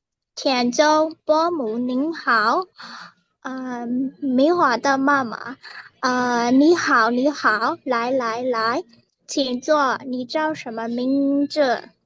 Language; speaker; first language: Chinese; non-native, learner; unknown